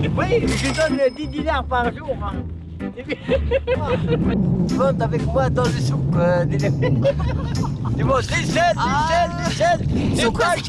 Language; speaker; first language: French; non-native, local second language; Arabic